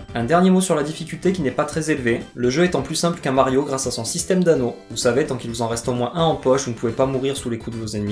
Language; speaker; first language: French; native; French